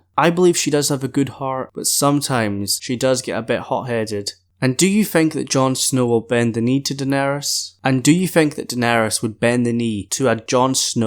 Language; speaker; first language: English; native; English